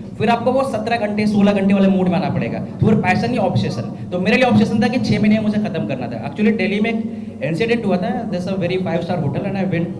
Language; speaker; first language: Hindi; native; Hindi